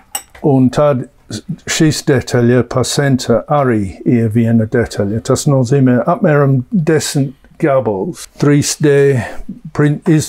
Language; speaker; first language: Latvian; non-native, learner; English